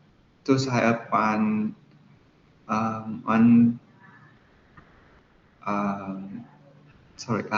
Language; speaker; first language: English; non-native, learner; Vietnamese